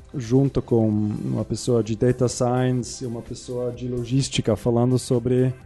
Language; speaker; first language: Portuguese; non-native, fluent; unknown